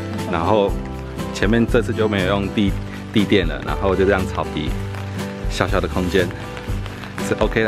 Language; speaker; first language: Chinese; native; Chinese